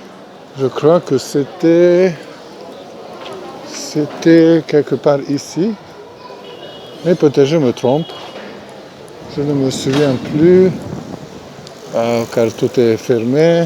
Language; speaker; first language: French; non-native, fluent; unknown